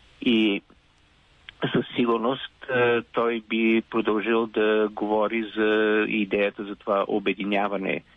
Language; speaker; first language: Bulgarian; native; Bulgarian